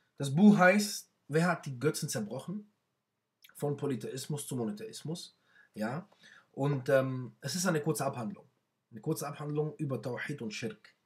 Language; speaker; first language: German; non-native, fluent; Arabic